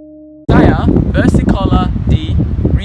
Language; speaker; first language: Indonesian; non-native, learner; English